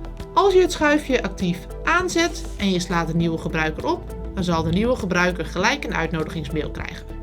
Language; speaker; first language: Dutch; native; Dutch